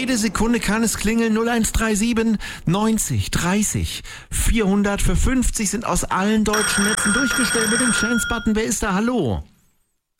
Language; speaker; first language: German; native; German